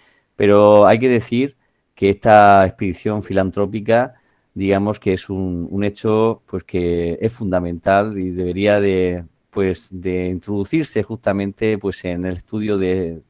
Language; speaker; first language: Spanish; native; Spanish